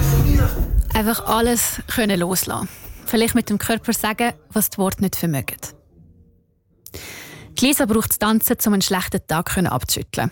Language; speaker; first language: German; native; German